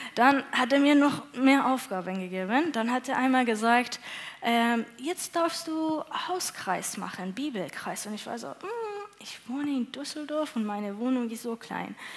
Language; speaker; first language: German; non-native, learner; Persian